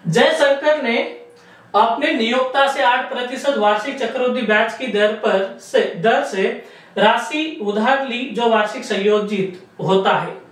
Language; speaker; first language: Hindi; non-native, local second language; Marathi